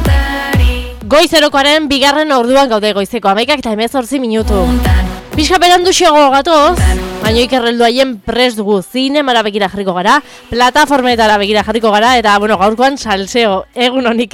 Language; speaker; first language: Basque; native; Basque